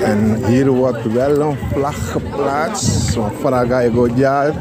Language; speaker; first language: Dutch; non-native, local second language; Sranan Tongo